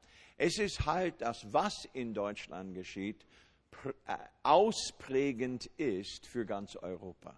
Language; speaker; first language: German; non-native, fluent; English